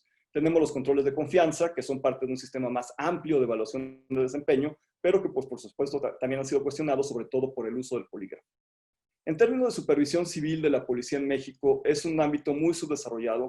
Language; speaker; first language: Spanish; native; Spanish